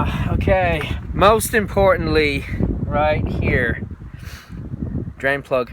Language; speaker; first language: English; native; English